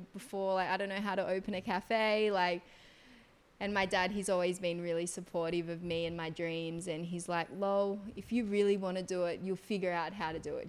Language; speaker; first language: English; native; English